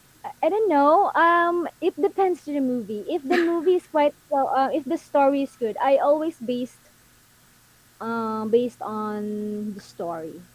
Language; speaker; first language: English; non-native, local second language; Filipino